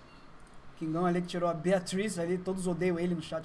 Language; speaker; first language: Portuguese; native; Portuguese